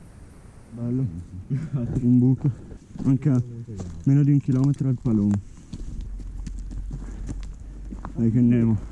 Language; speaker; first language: Italian; native; Italian